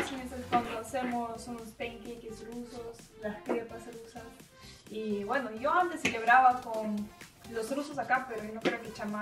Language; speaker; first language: Spanish; non-native, learner; Russian